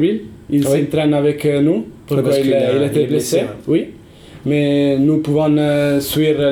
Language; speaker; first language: French; non-native, learner; Italian